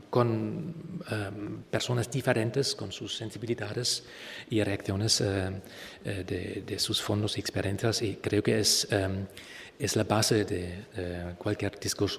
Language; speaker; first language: Spanish; non-native, fluent; German